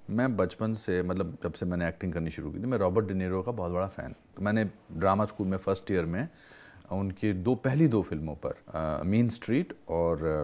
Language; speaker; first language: Hindi; native; Hindi